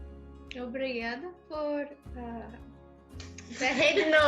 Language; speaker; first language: Portuguese; early bilingual, other home language; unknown